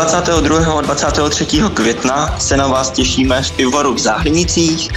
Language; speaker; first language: Czech; native; Czech